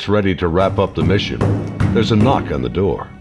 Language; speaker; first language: English; native; English